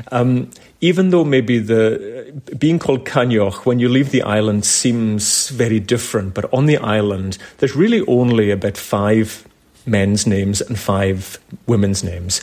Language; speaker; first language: English; native; English